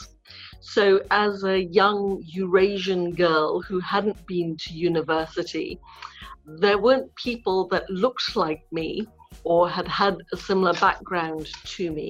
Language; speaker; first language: English; native; English